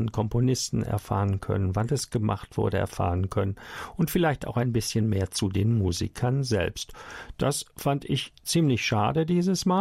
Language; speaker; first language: German; native; German